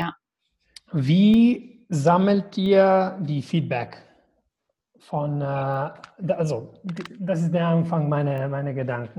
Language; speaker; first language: German; non-native, learner; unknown